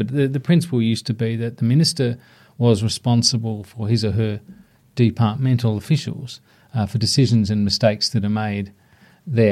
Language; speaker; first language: English; native; English